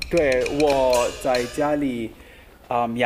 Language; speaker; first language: Chinese; non-native, learner; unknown